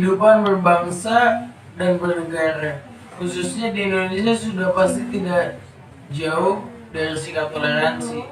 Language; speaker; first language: Indonesian; native; Indonesian